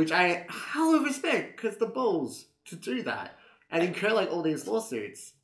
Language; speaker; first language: English; native; English